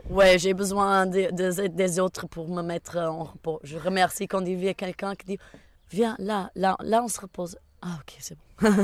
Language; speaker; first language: French; non-native, fluent; Portuguese